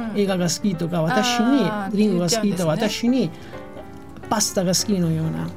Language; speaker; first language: Japanese; non-native, fluent; Italian